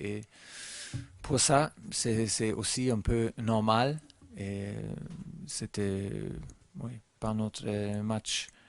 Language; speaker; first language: French; non-native, learner; German